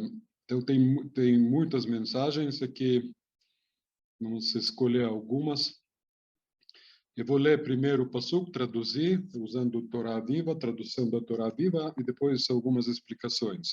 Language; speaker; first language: Portuguese; non-native, fluent; Hebrew